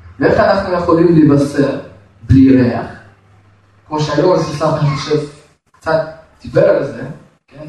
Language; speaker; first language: Hebrew; non-native, fluent; Russian